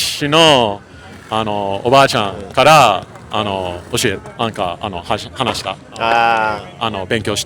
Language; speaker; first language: Japanese; non-native, learner; English